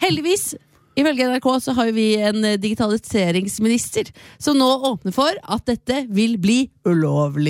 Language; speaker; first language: Norwegian; native; Norwegian